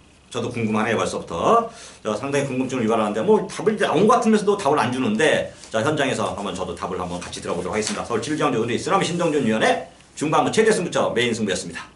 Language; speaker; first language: Korean; native; Korean